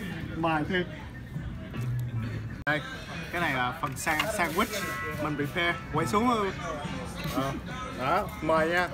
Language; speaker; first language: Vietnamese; early bilingual, heritage; Vietnamese